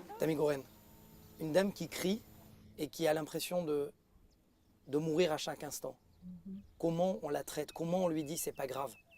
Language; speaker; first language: French; native; French